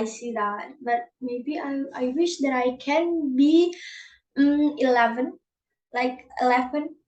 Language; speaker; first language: English; non-native, learner; Indonesian